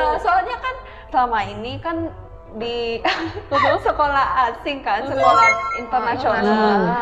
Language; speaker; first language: Indonesian; early bilingual, other home language; Korean